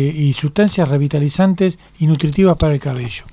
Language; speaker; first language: Spanish; native; Spanish